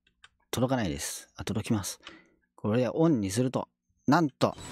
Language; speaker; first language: Japanese; native; Japanese